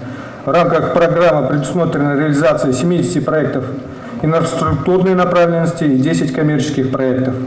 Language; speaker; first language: Russian; native; Russian